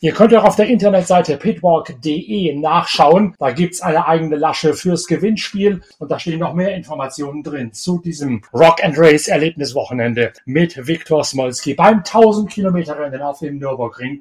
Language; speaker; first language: German; native; German